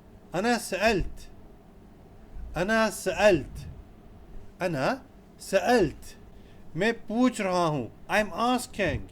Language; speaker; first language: Arabic; non-native, fluent; Urdu